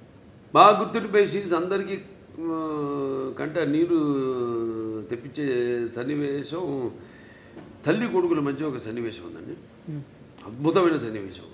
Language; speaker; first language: Telugu; native; Telugu